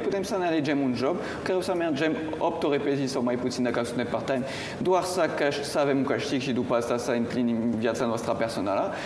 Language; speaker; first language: Romanian; non-native, fluent; French